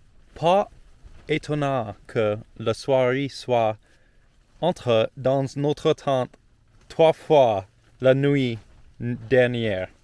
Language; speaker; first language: French; non-native, learner; English